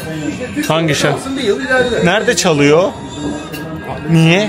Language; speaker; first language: Turkish; native; Turkish